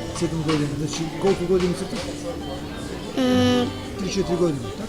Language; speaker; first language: Macedonian; native; Macedonian